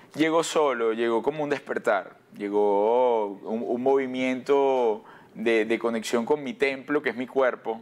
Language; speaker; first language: Spanish; native; Spanish